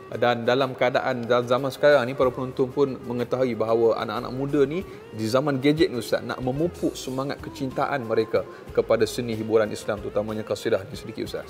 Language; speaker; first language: Malay; native; Malay